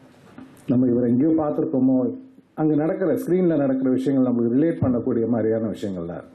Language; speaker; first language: Tamil; native; Tamil